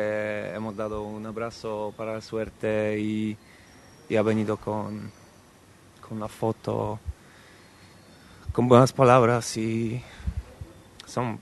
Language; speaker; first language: Spanish; non-native, fluent; Polish